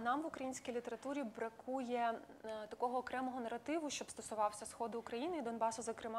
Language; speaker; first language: Ukrainian; non-native, local second language; Russian